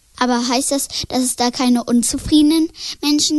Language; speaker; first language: German; native; German